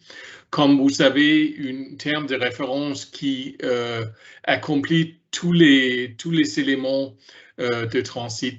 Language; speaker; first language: French; non-native, learner; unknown